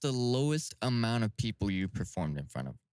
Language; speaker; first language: English; native; English